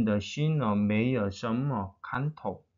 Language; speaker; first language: Chinese; non-native, learner; Korean